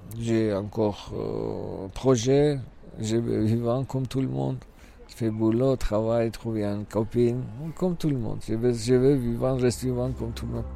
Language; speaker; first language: French; non-native, learner; Kurdish